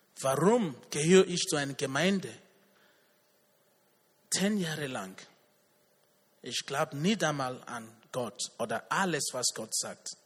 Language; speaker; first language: German; non-native, learner; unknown